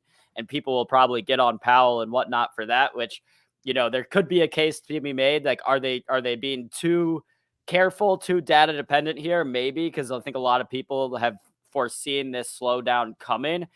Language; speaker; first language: English; native; English